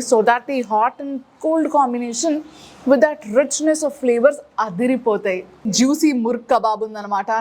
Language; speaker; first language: Telugu; native; Telugu